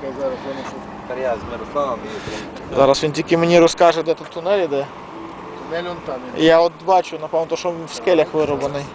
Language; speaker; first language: Ukrainian; native; Ukrainian